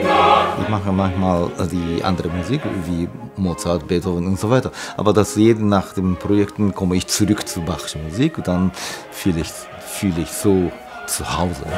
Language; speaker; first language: German; non-native, learner; Japanese